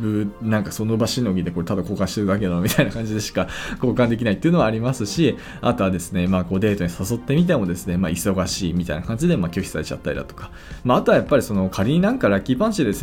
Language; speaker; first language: Japanese; native; Japanese